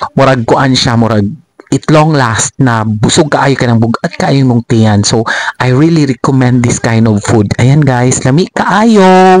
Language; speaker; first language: Cebuano; non-native, local second language; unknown